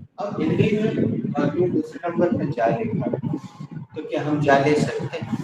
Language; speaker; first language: Hindi; native; Hindi